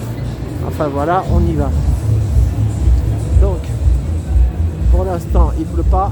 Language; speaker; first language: French; native; French